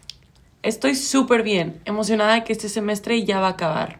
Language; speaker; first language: Spanish; native; Spanish